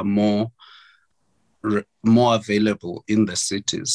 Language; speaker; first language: English; non-native, local second language; Xhosa